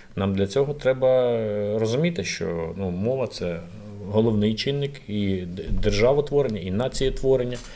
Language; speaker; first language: Ukrainian; native; Ukrainian